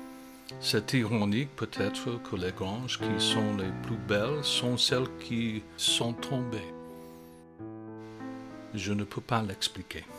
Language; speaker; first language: French; non-native, fluent; English